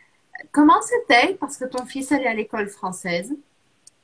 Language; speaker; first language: French; non-native, fluent; Portuguese